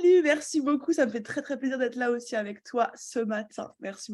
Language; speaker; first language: French; native; French